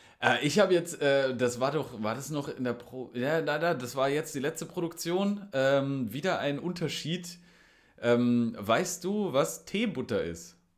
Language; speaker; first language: German; native; German